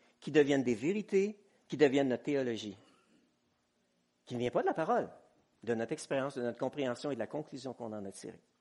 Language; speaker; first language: French; native; French